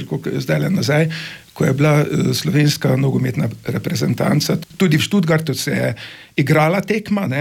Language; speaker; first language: Slovenian; native; Slovenian